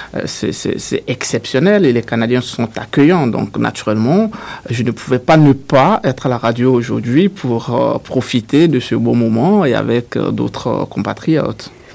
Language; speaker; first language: French; native; French